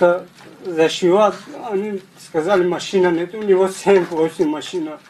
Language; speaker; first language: Russian; non-native, learner; Tajik